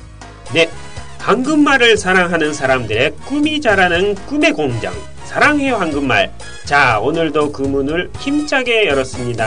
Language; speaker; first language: Korean; non-native, fluent; Japanese